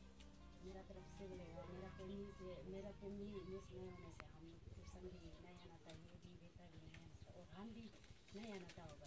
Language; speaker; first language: Hindi; non-native, local second language; Adi